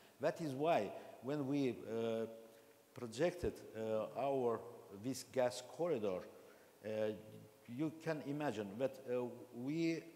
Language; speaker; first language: English; non-native, learner; Azerbaijani